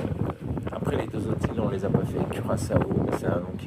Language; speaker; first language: French; native; French